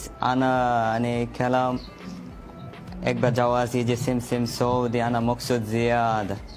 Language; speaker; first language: Arabic; non-native, learner; Bangla